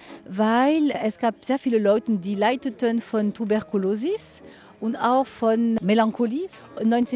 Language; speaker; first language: German; non-native, fluent; French